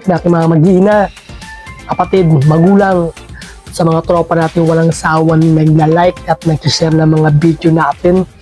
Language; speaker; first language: Filipino; native; Filipino